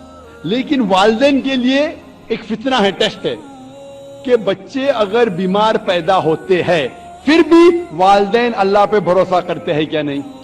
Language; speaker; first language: Hindi; non-native, local second language; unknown